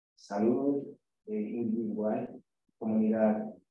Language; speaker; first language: Spanish; non-native, learner; English